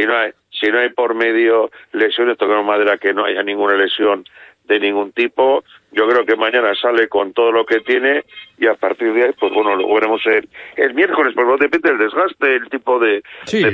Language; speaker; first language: Spanish; native; Spanish